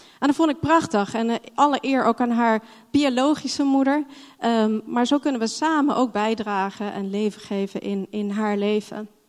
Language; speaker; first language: Dutch; non-native, fluent; English